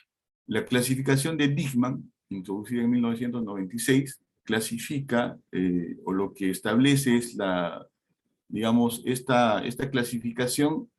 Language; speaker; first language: Spanish; native; Spanish